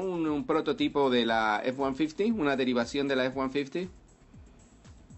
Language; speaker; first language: Spanish; native; Spanish